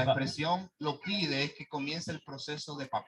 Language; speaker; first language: Spanish; native; Spanish